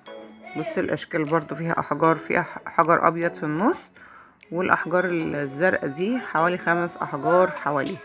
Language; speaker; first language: Arabic; native; Arabic